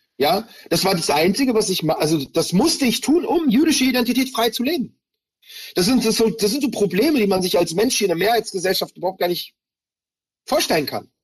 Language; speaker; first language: German; early bilingual, other home language; Hebrew